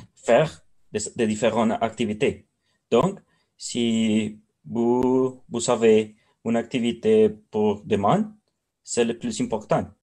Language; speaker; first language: French; non-native, learner; Spanish